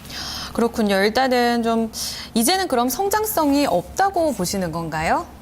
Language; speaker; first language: Korean; native; Korean